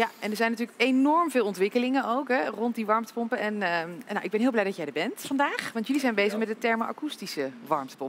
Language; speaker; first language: Dutch; native; Dutch